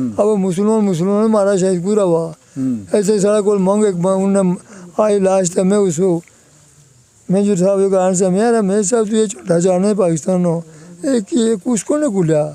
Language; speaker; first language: Urdu; non-native, local second language; Pahari-Potwari